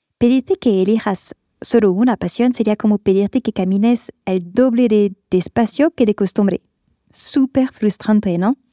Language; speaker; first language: Spanish; non-native, fluent; French